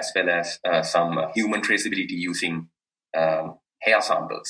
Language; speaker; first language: English; non-native, local second language; Sinhala